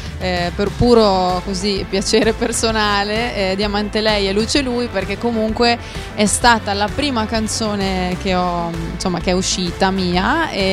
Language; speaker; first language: Italian; native; Italian